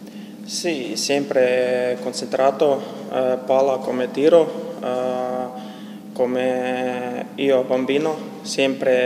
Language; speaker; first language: Italian; non-native, learner; Croatian